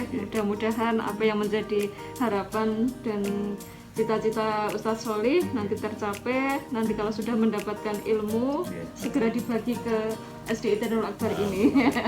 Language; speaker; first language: Indonesian; native; Indonesian